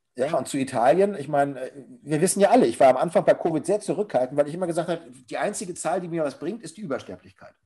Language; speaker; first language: German; native; German